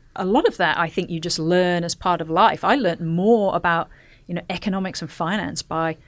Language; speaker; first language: English; native; English